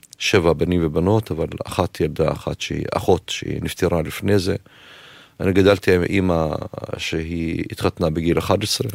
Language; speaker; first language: Hebrew; non-native, local second language; Arabic